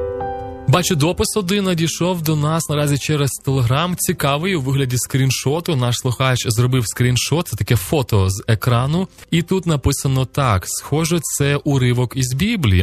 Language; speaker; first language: Ukrainian; native; Ukrainian